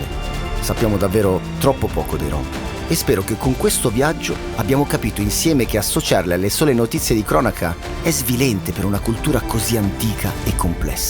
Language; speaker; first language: Italian; native; Italian